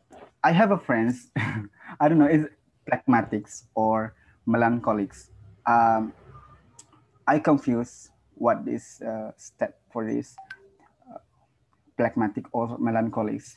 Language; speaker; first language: English; non-native, learner; Indonesian